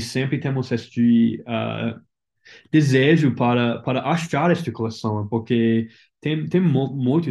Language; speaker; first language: Portuguese; non-native, learner; English